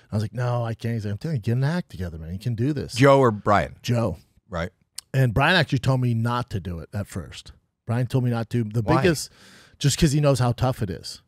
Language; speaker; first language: English; native; English